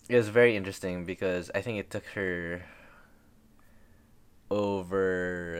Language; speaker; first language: English; non-native, local second language; Filipino